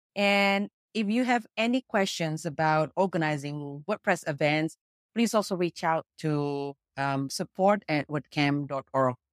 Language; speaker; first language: English; non-native, fluent; Indonesian